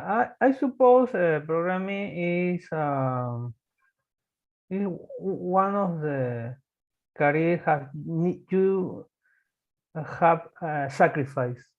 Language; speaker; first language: English; non-native, learner; Spanish